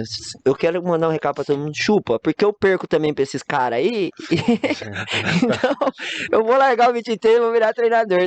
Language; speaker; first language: Portuguese; native; Portuguese